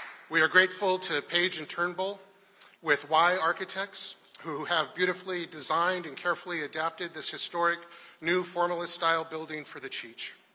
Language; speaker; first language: English; native; English